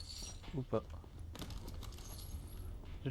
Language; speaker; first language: French; native; French